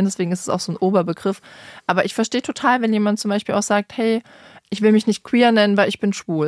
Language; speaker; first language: German; native; German